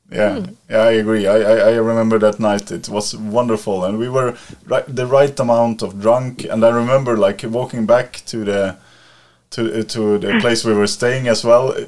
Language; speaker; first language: English; non-native, fluent; Swedish